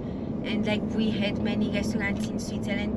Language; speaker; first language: English; non-native, fluent; Romanian